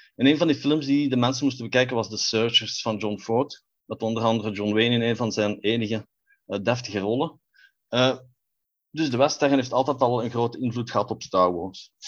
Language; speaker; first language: Dutch; native; Dutch